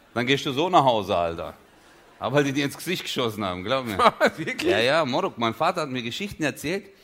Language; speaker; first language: German; early bilingual, other home language; Turkish